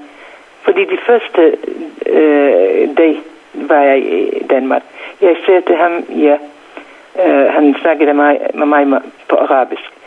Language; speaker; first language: Danish; non-native, learner; Central Kurdish